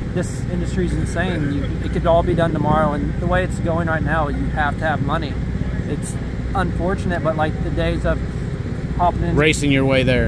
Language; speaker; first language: English; native; English